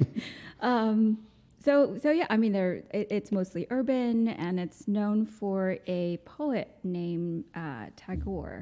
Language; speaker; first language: English; non-native, local second language; Gujarati